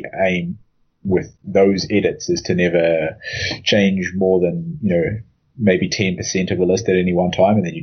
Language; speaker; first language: English; native; English